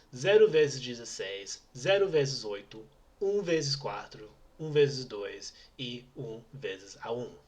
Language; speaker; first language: Portuguese; non-native, fluent; English